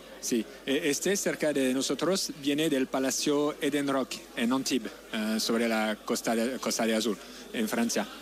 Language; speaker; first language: Spanish; non-native, learner; French